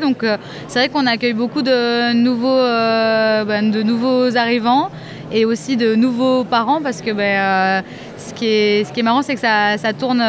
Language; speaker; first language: French; native; French